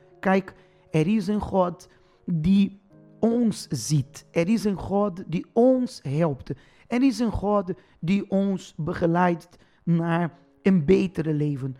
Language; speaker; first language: Dutch; non-native, fluent; Portuguese